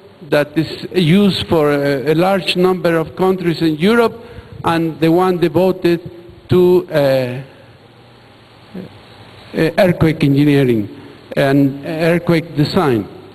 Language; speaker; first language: English; non-native, fluent; Spanish